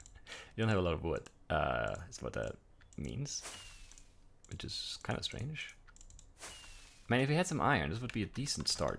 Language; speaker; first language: English; native; English